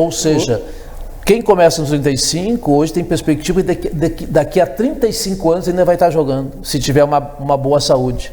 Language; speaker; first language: Portuguese; native; Portuguese